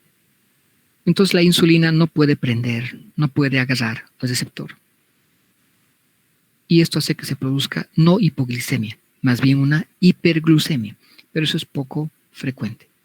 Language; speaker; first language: Spanish; native; Spanish